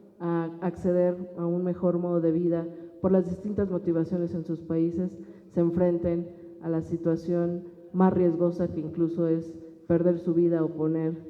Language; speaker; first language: Spanish; native; Spanish